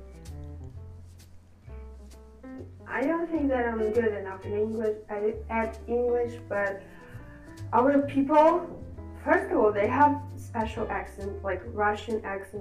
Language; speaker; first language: English; non-native, fluent; Russian